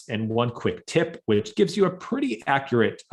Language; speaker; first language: English; native; English